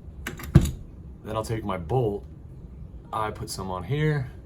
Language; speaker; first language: English; native; English